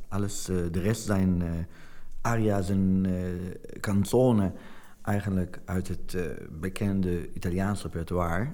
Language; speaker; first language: Dutch; non-native, fluent; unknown